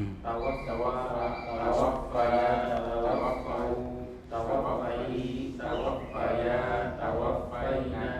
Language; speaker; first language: Arabic; non-native, learner; Indonesian